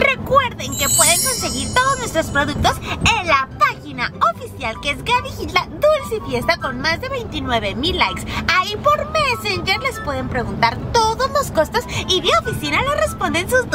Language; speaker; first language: Spanish; native; Spanish